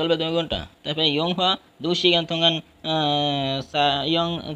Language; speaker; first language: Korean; non-native, fluent; Bangla